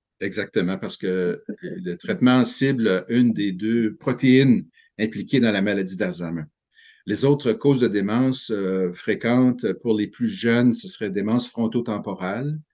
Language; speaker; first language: French; native; French